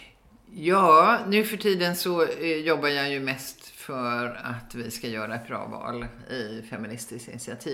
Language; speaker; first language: Swedish; native; Swedish